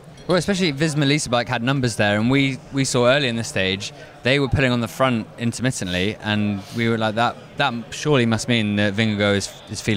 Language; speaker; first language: English; native; English